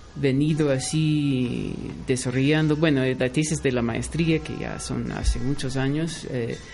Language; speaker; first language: Spanish; non-native, fluent; English